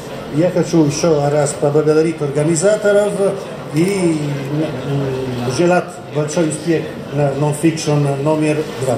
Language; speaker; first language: Russian; non-native, fluent; Italian